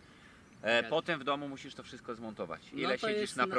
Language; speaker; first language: Polish; native; Polish